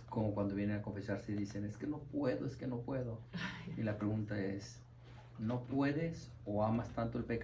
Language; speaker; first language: Spanish; native; Spanish